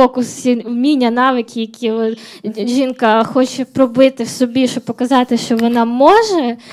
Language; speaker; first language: Ukrainian; non-native, local second language; Russian